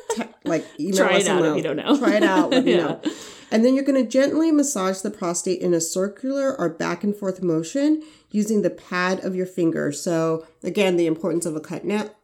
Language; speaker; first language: English; native; English